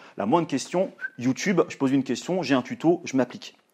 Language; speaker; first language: French; native; French